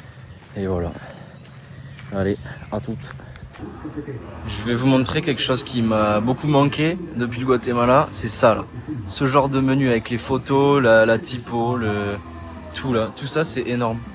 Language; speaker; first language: French; native; French